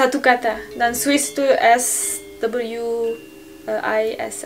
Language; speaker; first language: Indonesian; non-native, learner; French